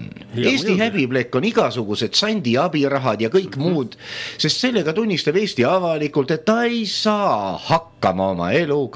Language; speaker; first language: Estonian; native; Estonian